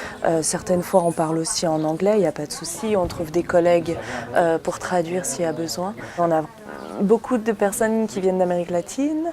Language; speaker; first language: French; native; French